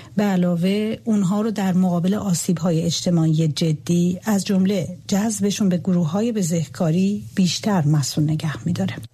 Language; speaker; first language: Persian; native; Persian